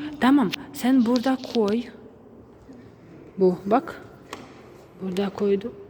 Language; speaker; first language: Turkish; non-native, learner; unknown